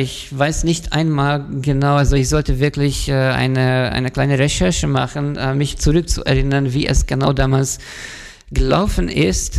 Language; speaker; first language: German; non-native, fluent; Hungarian